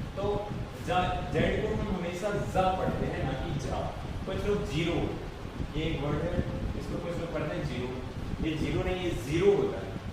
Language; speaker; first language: Hindi; native; Hindi